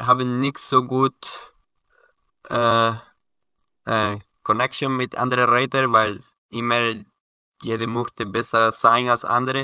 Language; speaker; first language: German; non-native, learner; Spanish